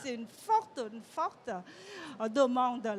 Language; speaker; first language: French; non-native, fluent; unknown